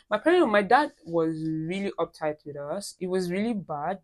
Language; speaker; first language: English; non-native, local second language; Yoruba